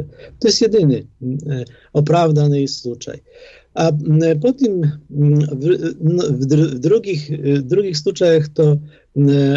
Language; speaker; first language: Polish; non-native, fluent; Ukrainian